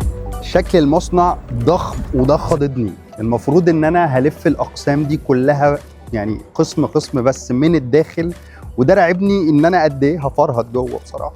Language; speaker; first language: Arabic; native; Arabic